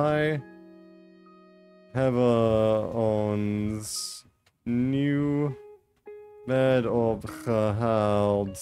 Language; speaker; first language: Dutch; non-native, learner; English